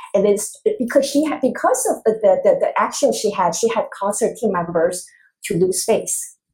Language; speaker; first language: English; non-native, fluent; Chinese